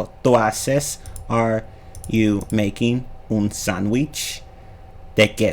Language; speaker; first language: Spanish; non-native, fluent; English